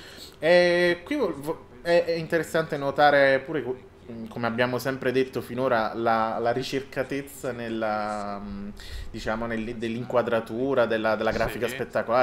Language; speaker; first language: Italian; native; Italian